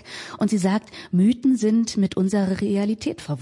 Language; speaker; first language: German; native; German